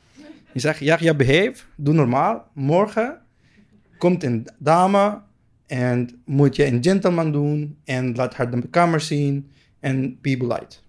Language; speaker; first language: Dutch; non-native, learner; Arabic